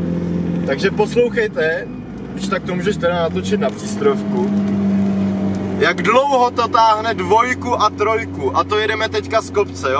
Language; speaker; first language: Czech; native; Czech